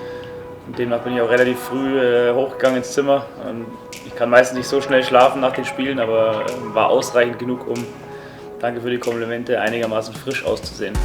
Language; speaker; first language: German; native; German